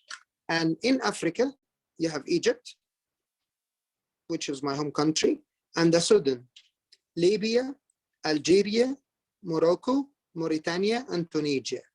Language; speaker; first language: English; non-native, fluent; Arabic